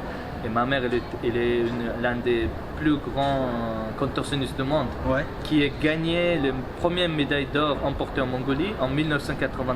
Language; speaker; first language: French; non-native, fluent; Mongolian